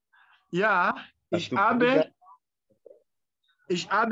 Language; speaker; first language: German; non-native, learner; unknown